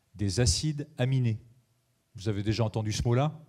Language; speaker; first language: French; native; French